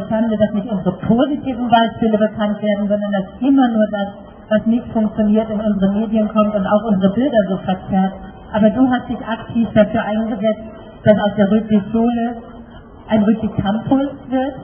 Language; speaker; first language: German; native; German